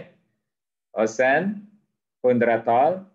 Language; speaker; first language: Swedish; non-native, fluent; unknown